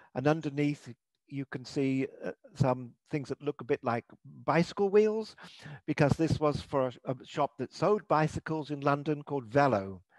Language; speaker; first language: English; native; English